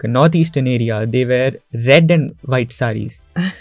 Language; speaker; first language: English; non-native, local second language; Marathi